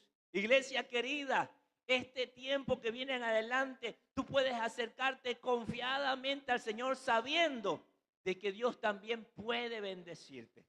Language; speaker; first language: Spanish; native; Spanish